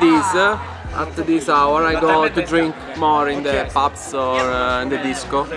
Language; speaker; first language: English; non-native, learner; Italian